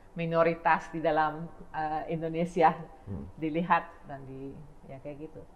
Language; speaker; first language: Indonesian; non-native, fluent; Dutch